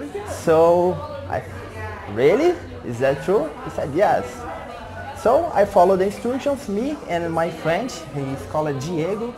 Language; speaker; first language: English; non-native, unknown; Portuguese